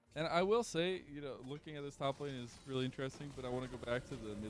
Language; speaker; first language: English; native; English